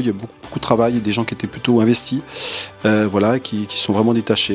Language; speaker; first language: French; native; French